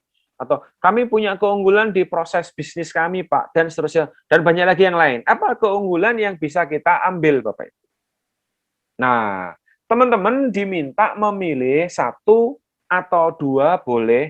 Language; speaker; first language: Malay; non-native, local second language; Javanese